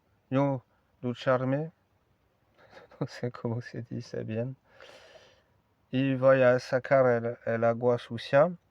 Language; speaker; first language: Spanish; non-native, learner; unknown